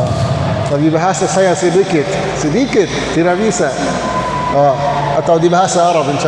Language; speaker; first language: Indonesian; non-native, learner; Arabic